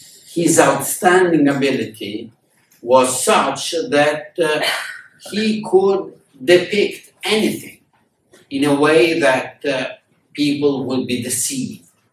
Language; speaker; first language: English; non-native, fluent; Italian